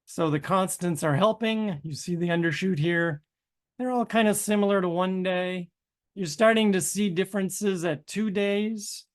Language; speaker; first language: English; native; English